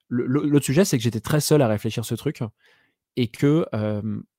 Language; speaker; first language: French; native; French